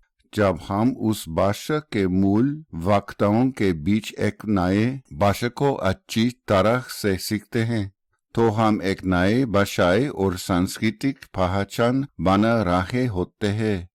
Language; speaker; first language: Hindi; non-native, fluent; English